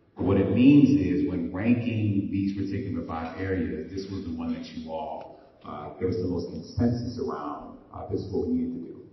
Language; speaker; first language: English; native; English